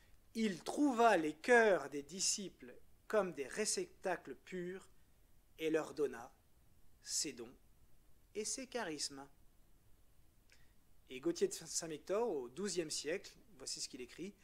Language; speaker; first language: French; native; French